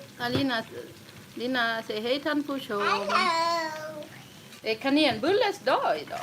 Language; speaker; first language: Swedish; non-native, learner; Thai